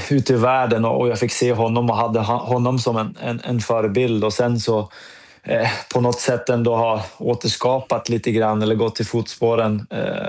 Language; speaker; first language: Swedish; native; Swedish